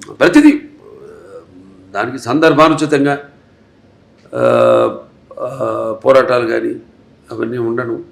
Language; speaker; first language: Telugu; native; Telugu